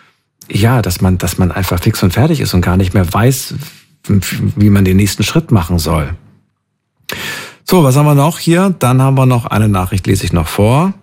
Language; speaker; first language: German; native; German